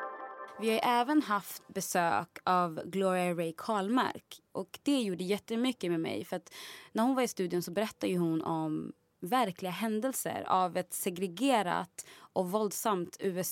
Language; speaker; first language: Swedish; native; Swedish